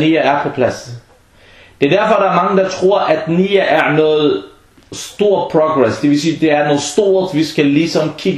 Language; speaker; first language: Danish; non-native, fluent; Arabic